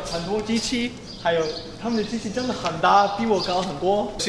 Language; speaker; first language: Chinese; non-native, learner; English